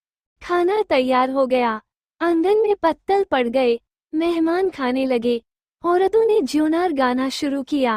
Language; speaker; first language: Hindi; native; Hindi